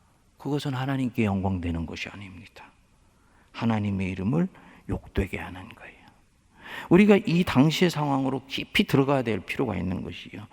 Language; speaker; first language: Korean; native; Korean